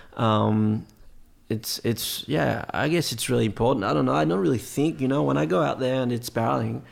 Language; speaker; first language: English; non-native, fluent; French